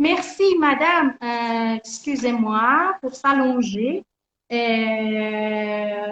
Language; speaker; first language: French; non-native, learner; Persian